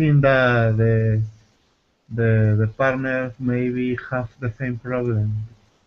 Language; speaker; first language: English; non-native, learner; Spanish